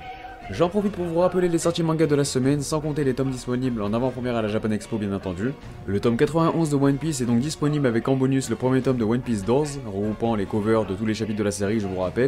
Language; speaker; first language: French; native; French